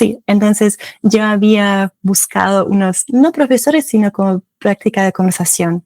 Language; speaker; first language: Spanish; non-native, fluent; German